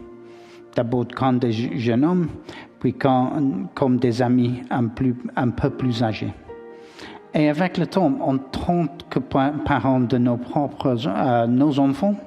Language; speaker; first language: French; non-native, learner; English